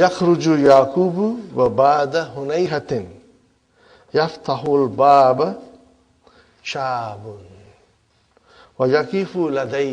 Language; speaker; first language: Arabic; non-native, fluent; English